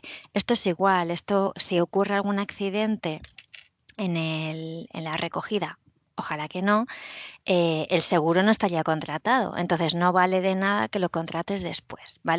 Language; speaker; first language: Spanish; native; Spanish